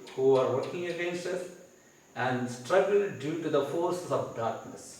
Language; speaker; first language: English; non-native, local second language; Tamil